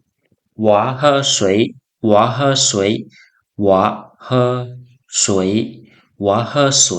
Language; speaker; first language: Chinese; non-native, fluent; Khmer